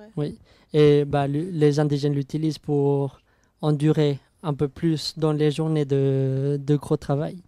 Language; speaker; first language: French; non-native, fluent; Spanish